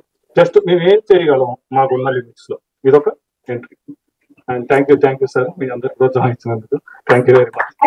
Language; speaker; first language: Telugu; native; Telugu